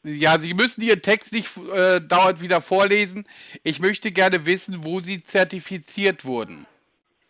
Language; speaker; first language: German; native; German